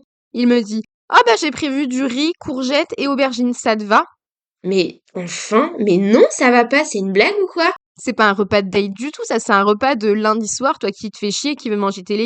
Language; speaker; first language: French; native; French